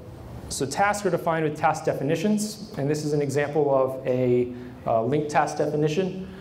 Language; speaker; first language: English; native; English